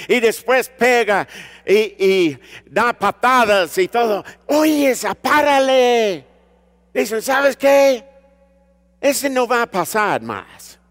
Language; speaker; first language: Spanish; early bilingual, heritage; Spanish